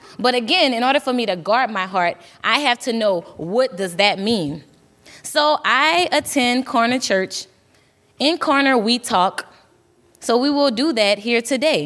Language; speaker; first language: English; native; English